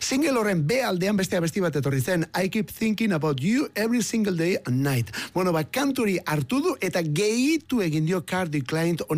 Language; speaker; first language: Basque; native; Basque